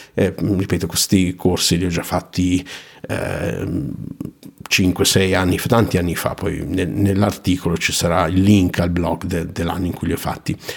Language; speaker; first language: Italian; native; Italian